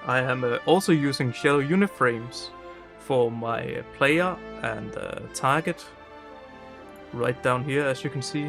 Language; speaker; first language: English; non-native, fluent; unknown